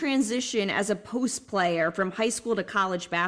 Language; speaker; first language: English; native; English